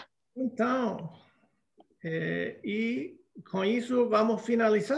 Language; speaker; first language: Portuguese; non-native, fluent; English